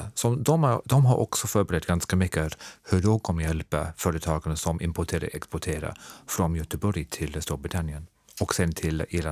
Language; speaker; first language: Swedish; non-native, fluent; English